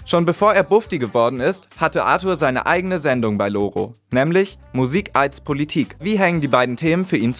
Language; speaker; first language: German; native; German